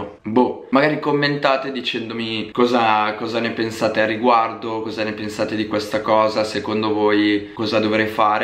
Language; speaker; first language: Italian; native; Italian